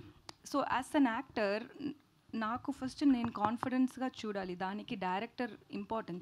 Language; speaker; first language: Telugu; non-native, learner; Tamil